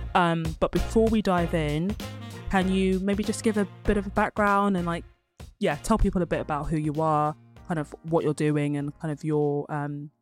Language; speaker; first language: English; early bilingual, other home language; Yoruba